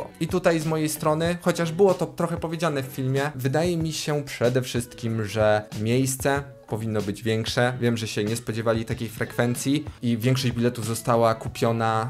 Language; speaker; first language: Polish; native; Polish